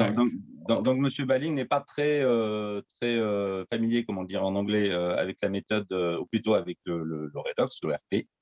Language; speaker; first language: French; native; French